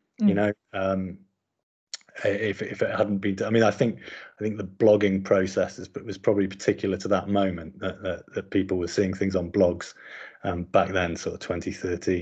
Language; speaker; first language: English; native; English